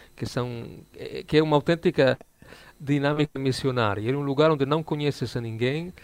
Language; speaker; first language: Portuguese; non-native, fluent; Italian